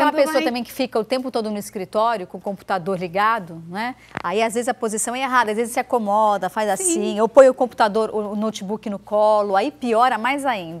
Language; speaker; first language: Portuguese; native; Portuguese